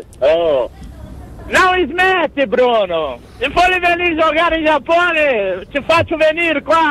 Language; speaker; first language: Italian; non-native, fluent; Portuguese